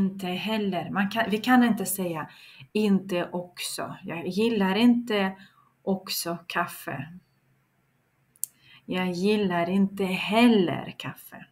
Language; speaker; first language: Swedish; non-native, fluent; Russian